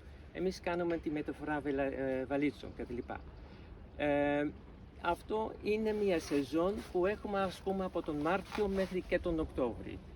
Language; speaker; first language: Greek; non-native, fluent; Dutch